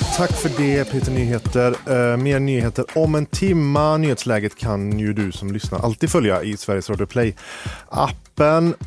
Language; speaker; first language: Swedish; native; Swedish